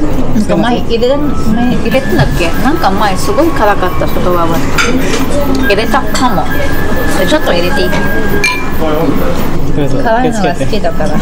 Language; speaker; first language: Japanese; native; Japanese